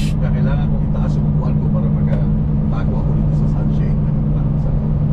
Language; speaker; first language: Filipino; native; Filipino